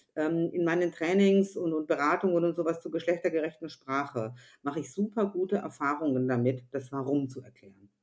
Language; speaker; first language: German; native; German